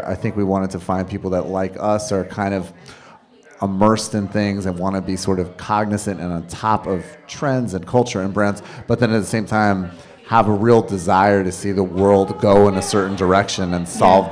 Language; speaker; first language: English; native; English